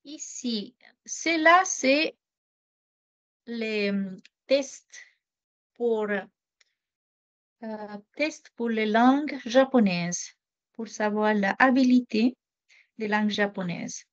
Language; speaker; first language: French; non-native, fluent; Japanese